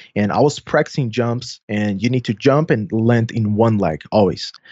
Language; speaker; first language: English; non-native, fluent; Portuguese